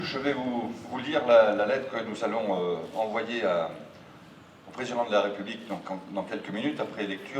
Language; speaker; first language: French; native; French